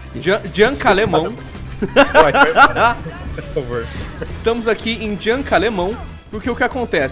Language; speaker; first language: Portuguese; native; Portuguese